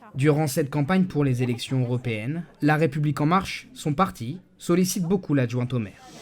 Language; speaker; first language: French; native; French